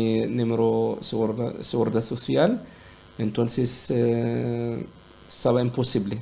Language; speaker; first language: Spanish; non-native, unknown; Arabic